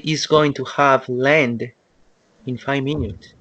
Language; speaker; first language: English; non-native, learner; Spanish